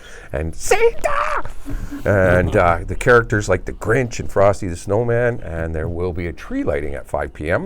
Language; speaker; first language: English; native; English